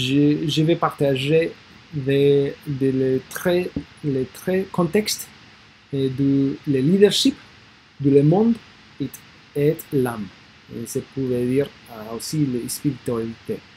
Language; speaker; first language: French; non-native, learner; English